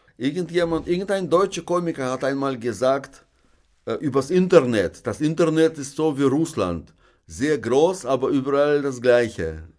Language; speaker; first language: German; non-native, fluent; Russian